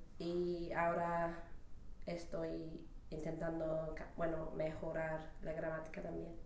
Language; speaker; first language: Spanish; non-native, fluent; English